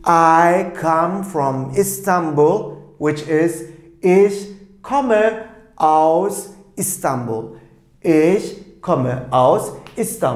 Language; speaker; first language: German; non-native, fluent; Turkish